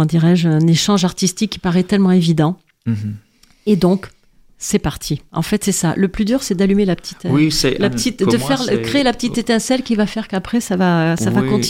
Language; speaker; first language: French; native; French